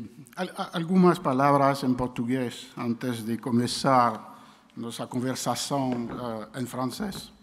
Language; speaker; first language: Portuguese; non-native, fluent; French